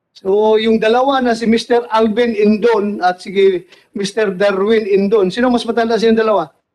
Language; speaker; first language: Filipino; non-native, local second language; Cebuano